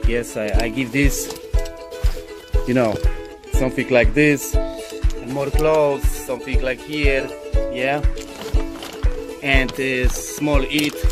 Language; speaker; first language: English; non-native, learner; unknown